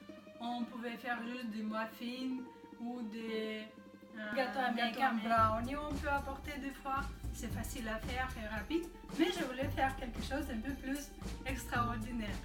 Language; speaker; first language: French; non-native, fluent; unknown